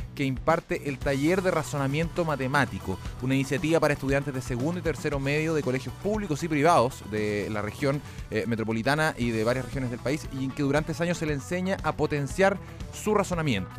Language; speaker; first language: Spanish; native; Spanish